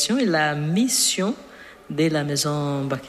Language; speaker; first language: French; non-native, learner; Portuguese